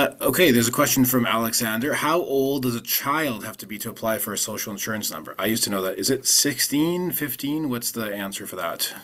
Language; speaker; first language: English; early bilingual, other home language; Ukrainian